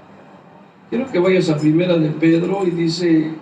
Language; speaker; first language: Spanish; native; Spanish